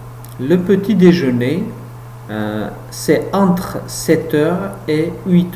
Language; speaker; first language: French; non-native, fluent; Uzbek